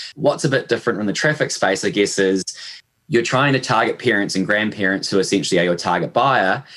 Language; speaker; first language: English; native; English